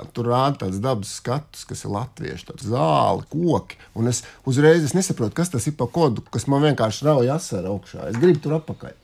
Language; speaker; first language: Latvian; native; Latvian